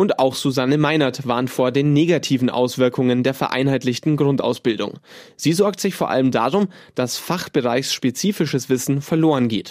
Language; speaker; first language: German; native; German